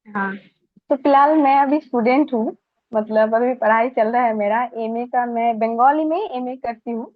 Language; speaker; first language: Hindi; non-native, local second language; Bangla